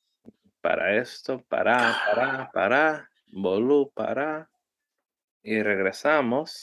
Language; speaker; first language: Spanish; early bilingual, heritage; Spanish